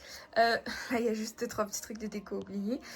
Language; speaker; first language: French; native; French